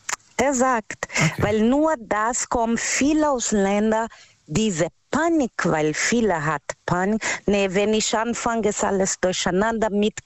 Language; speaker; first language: German; non-native, learner; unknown